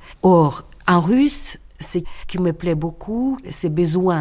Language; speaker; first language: French; non-native, fluent; Russian